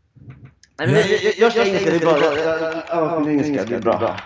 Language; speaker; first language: Swedish; native; Swedish